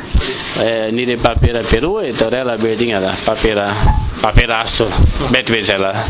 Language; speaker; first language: Basque; non-native, learner; Portuguese